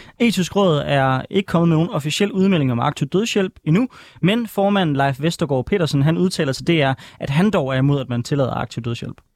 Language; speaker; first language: Danish; native; Danish